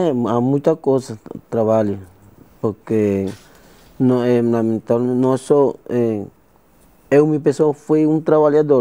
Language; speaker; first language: Portuguese; non-native, learner; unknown